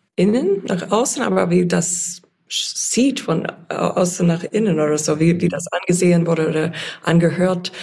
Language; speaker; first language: German; non-native, fluent; English